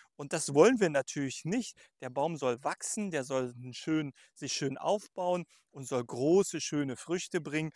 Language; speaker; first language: German; native; German